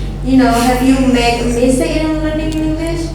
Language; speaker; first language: English; non-native, learner; Indonesian